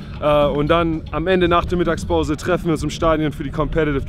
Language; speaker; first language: German; native; German